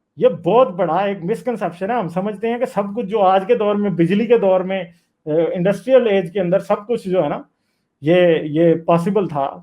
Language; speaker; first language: Urdu; non-native, local second language; Punjabi